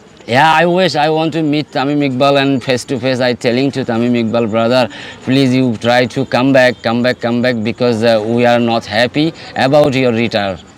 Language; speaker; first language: English; non-native, local second language; Bangla